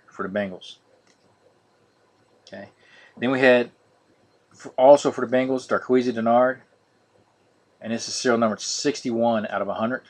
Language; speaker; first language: English; native; English